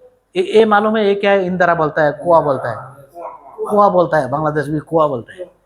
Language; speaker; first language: Hindi; non-native, learner; Bangla